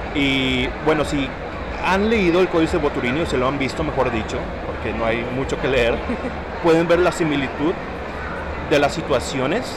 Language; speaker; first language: Spanish; early bilingual, heritage; Spanish